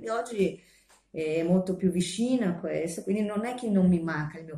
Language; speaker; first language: Italian; non-native, fluent; Portuguese